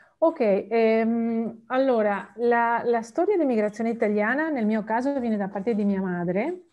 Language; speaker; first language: Italian; non-native, fluent; Spanish